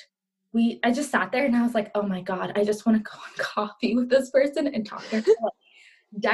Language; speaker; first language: English; early bilingual, other home language; Urdu